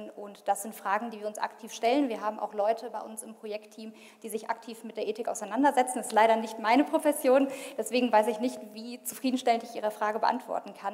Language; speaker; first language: German; native; German